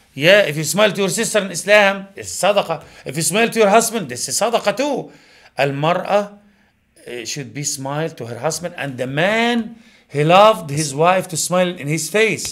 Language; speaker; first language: English; non-native, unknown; Arabic